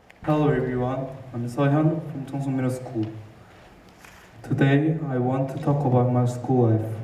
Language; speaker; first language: English; non-native, fluent; Korean